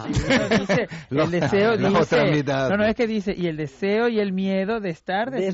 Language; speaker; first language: Spanish; native; Spanish